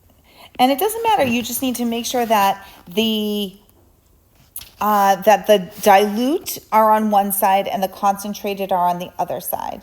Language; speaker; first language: English; native; English